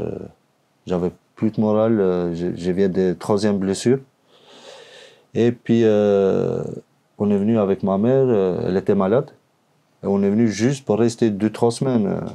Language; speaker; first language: French; non-native, learner; Albanian